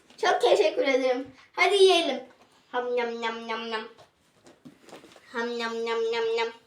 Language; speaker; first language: Turkish; native; Turkish